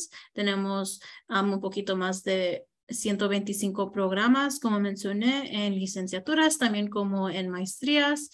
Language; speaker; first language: Spanish; early bilingual, heritage; Spanish